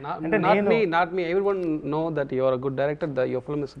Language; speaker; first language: Telugu; non-native, learner; Tamil